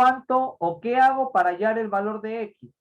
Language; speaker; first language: Spanish; native; Spanish